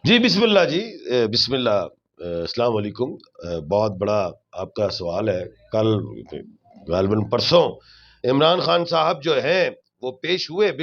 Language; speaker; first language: Urdu; non-native, local second language; Punjabi